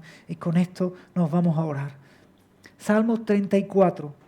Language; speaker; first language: Spanish; native; Spanish